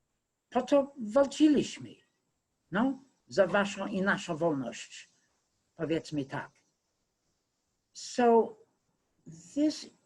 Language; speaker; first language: Polish; non-native, fluent; English